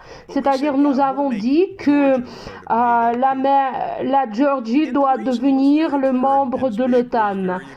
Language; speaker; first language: French; non-native, fluent; Russian